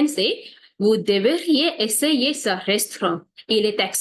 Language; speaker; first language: French; non-native, fluent; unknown